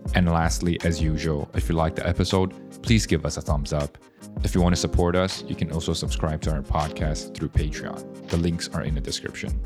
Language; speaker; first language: English; early bilingual, other home language; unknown